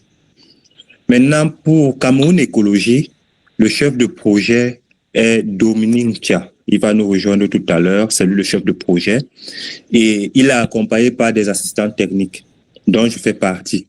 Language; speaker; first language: French; native; French